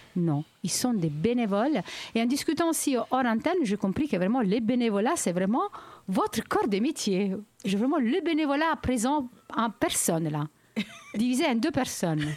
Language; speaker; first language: French; native; French